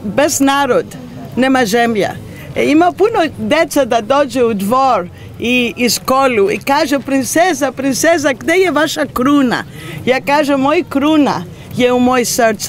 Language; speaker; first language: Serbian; non-native, learner; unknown